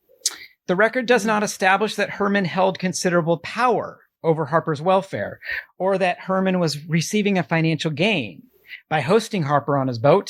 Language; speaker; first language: English; native; English